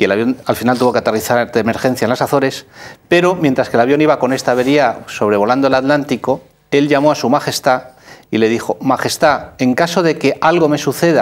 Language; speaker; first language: Spanish; native; Spanish